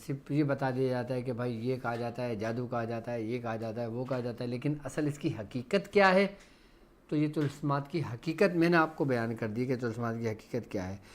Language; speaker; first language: Urdu; native; Urdu